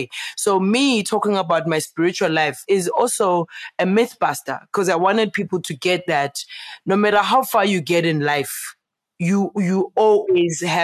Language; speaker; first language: English; non-native, local second language; Zulu